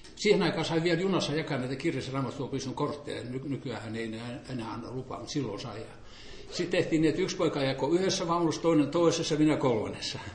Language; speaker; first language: Finnish; native; Finnish